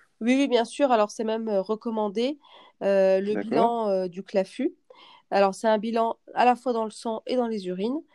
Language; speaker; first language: French; native; French